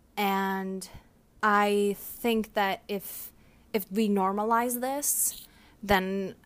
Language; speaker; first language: English; non-native, fluent; Turkish